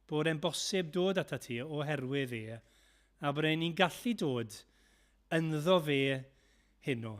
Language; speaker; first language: Welsh; native; Welsh